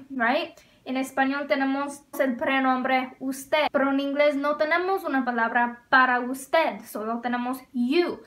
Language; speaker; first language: Spanish; non-native, fluent; English